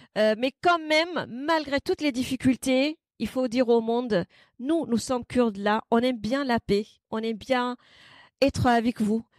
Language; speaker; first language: French; non-native, fluent; Kurdish